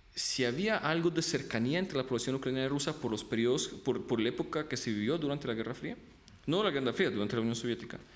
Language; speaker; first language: Spanish; early bilingual, other home language; Russian